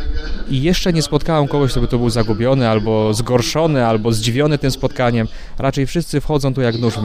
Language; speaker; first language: Polish; native; Polish